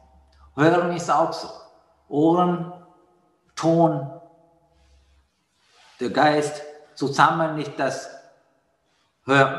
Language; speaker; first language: German; non-native, learner; Sinhala